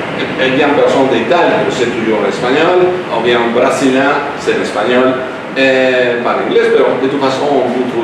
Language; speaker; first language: French; non-native, learner; Spanish